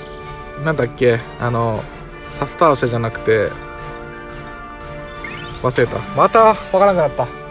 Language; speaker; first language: Japanese; native; Japanese